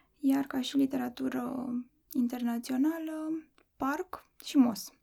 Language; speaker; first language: Romanian; native; Romanian